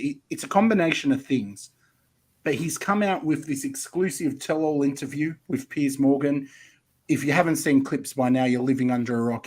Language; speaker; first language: English; native; English